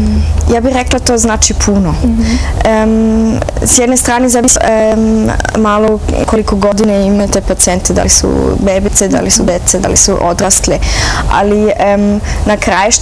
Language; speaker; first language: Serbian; early bilingual, heritage; Serbian